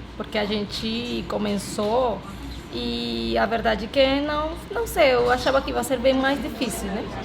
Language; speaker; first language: Portuguese; non-native, learner; Spanish